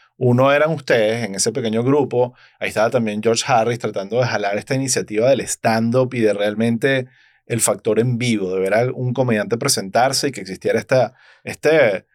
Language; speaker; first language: Spanish; native; Spanish